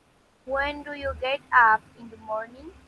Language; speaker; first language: English; non-native, learner; Spanish